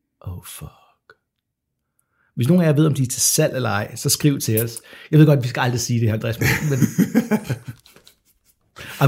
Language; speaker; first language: Danish; native; Danish